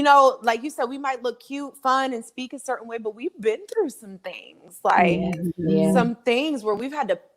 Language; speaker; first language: English; native; English